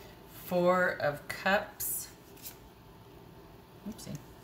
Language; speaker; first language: English; native; English